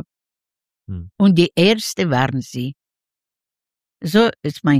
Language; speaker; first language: German; non-native, learner; Yiddish